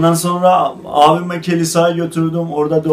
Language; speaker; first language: Turkish; non-native, learner; Azerbaijani